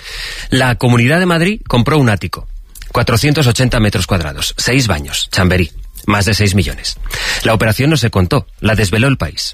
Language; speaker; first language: Spanish; native; Spanish